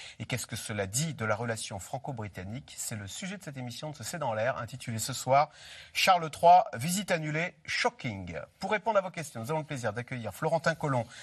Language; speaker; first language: French; native; French